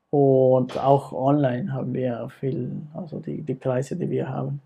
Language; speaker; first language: German; non-native, fluent; Spanish